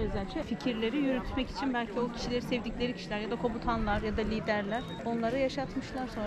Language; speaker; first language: Turkish; native; Turkish